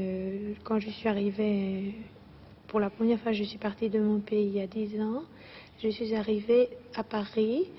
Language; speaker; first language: French; non-native, fluent; Greek